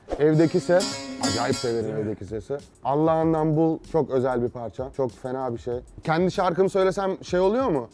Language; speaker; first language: Turkish; early bilingual, heritage; Turkish